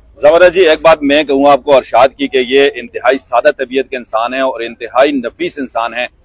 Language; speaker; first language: Urdu; non-native, local second language; Northern Hindko